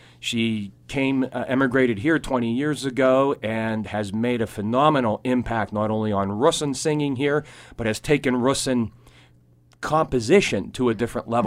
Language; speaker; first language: English; native; English